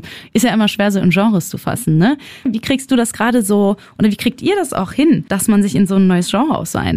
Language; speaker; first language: German; native; German